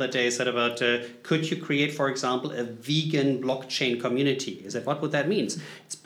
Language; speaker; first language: English; non-native, fluent; German